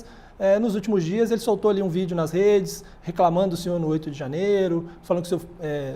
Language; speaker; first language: Portuguese; native; Portuguese